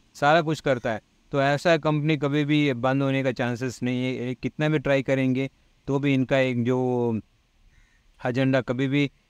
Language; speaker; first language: Hindi; non-native, local second language; Malayalam